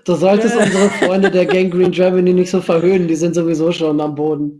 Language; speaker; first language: German; native; German